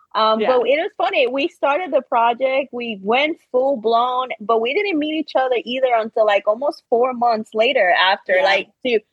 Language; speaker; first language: English; non-native, fluent; Spanish